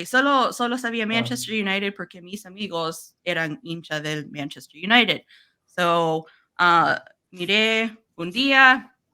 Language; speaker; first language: Spanish; non-native, learner; English